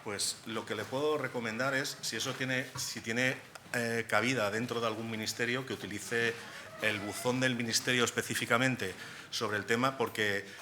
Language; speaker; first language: Spanish; native; Spanish